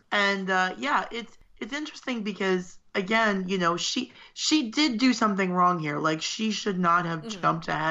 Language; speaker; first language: English; native; English